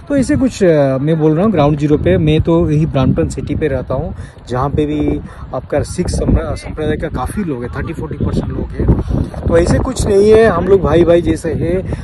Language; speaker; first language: Hindi; non-native, local second language; Odia